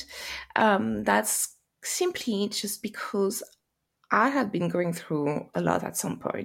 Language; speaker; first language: English; non-native, fluent; French